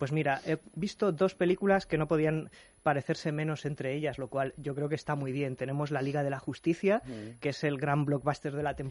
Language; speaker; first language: Spanish; native; Spanish